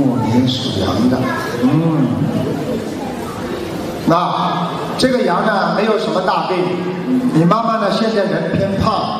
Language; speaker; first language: Chinese; native; Chinese